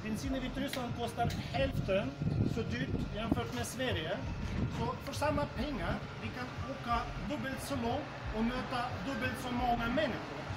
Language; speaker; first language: Swedish; non-native, fluent; Russian